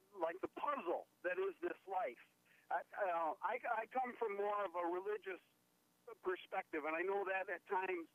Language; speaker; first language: English; native; English